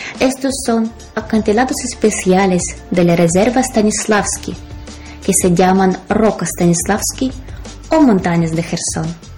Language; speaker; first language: Spanish; non-native, fluent; Ukrainian